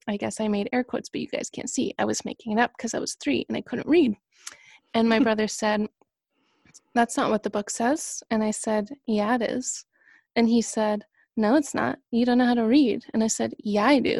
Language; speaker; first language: English; native; English